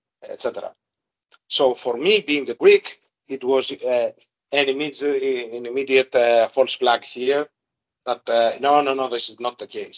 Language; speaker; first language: English; non-native, fluent; Greek